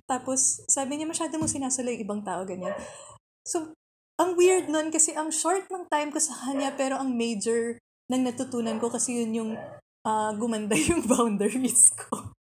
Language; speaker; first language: Filipino; native; Filipino